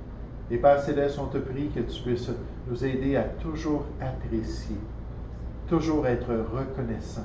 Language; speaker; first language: French; native; French